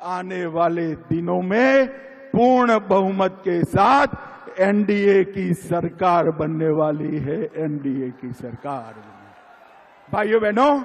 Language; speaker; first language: Hindi; native; Hindi